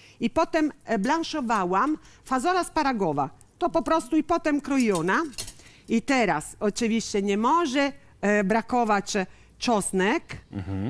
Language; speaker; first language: Polish; non-native, learner; Italian